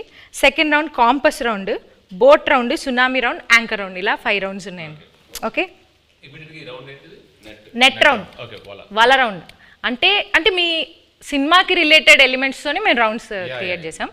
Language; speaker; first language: Telugu; native; Telugu